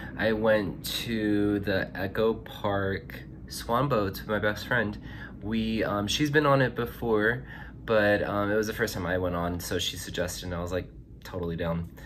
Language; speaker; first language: English; native; English